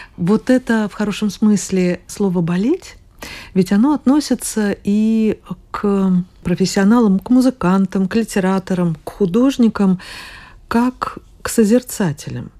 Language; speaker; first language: Russian; native; Russian